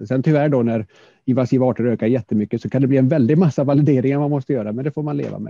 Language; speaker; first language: Swedish; native; Swedish